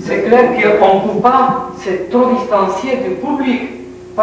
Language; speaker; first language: French; non-native, learner; Spanish